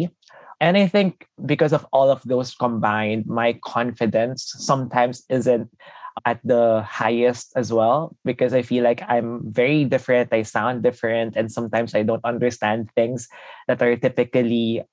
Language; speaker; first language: English; non-native, local second language; Filipino